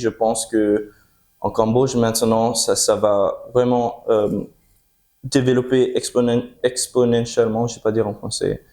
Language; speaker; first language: French; early bilingual, heritage; French